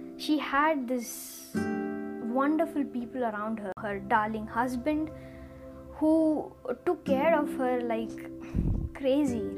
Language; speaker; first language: English; non-native, local second language; Tamil